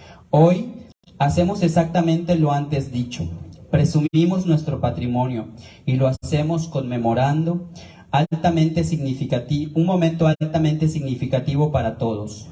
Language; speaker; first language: Spanish; native; Spanish